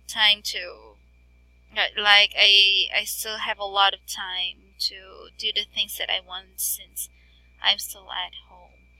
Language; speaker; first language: English; non-native, fluent; Filipino